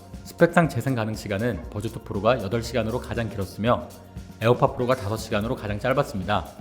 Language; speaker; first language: Korean; native; Korean